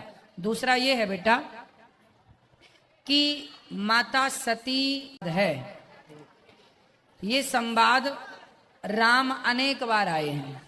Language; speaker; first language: Hindi; native; Hindi